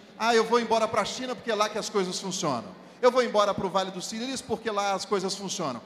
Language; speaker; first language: Portuguese; native; Portuguese